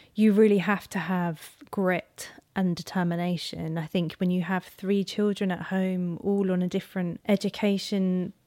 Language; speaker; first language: English; native; English